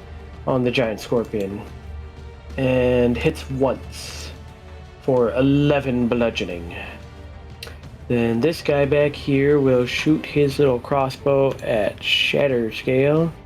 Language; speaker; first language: English; native; English